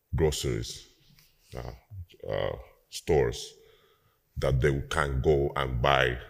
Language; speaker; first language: English; non-native, fluent; Spanish